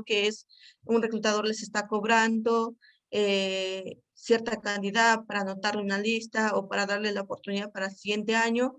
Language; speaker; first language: Spanish; native; Spanish